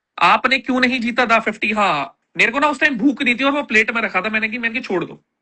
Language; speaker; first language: Hindi; native; Hindi